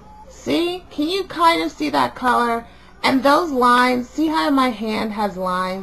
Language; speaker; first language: English; native; English